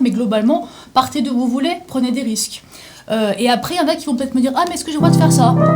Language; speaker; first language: French; native; French